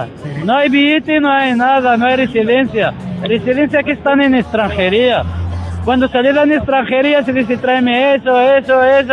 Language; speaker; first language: Spanish; early bilingual, other home language; Arabic